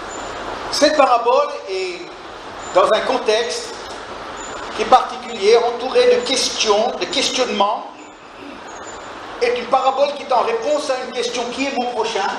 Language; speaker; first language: French; native; French